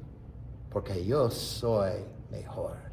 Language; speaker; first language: Spanish; non-native, fluent; English